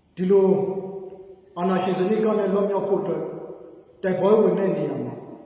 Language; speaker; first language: Burmese; non-native, local second language; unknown